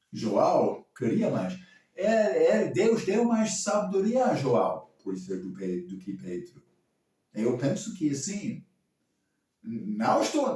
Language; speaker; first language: Portuguese; non-native, learner; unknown